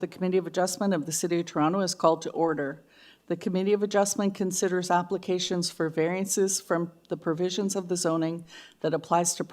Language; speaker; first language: English; native; English